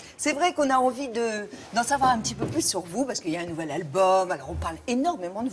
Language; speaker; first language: French; native; French